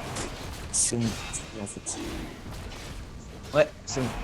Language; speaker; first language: French; native; French